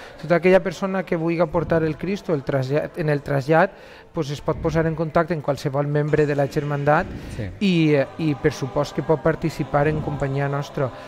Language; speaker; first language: Catalan; native; Catalan